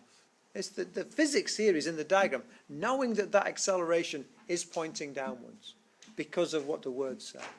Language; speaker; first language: English; native; English